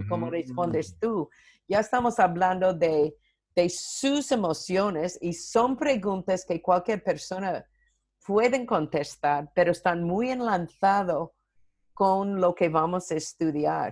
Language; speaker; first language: Spanish; non-native, fluent; English